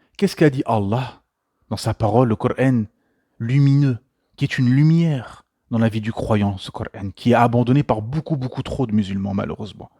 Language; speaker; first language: French; native; French